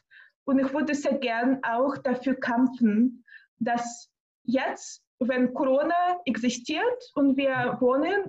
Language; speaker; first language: German; non-native, fluent; Russian